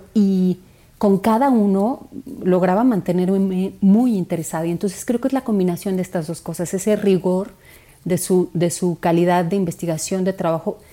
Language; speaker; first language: Spanish; native; Spanish